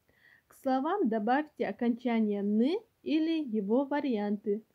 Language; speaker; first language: Russian; non-native, local second language; Kyrgyz